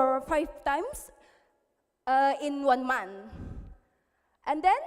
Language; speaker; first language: English; non-native, learner; Indonesian